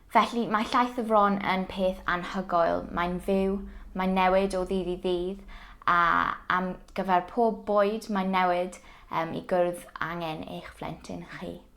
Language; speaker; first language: Welsh; non-native, local second language; English